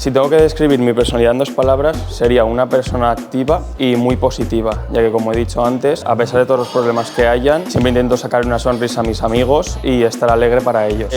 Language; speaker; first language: Spanish; native; Spanish